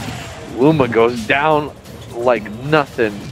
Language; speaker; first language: English; native; English